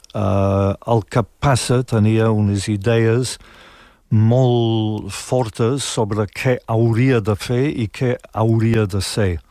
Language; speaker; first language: Catalan; non-native, fluent; English